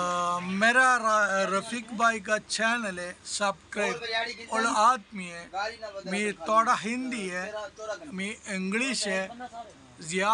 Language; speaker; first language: Hindi; non-native, local second language; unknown